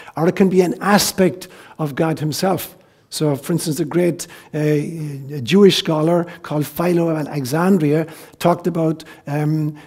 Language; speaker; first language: English; native; English